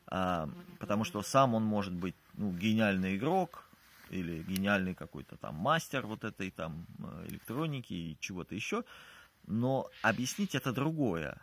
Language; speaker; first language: Russian; native; Russian